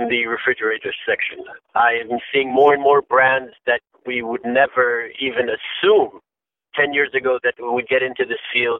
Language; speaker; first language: English; native; English